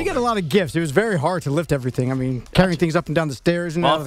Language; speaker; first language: English; native; English